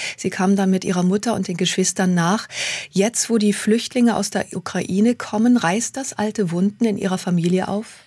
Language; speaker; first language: German; native; German